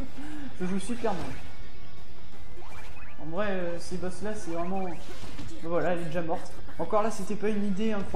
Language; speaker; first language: French; native; French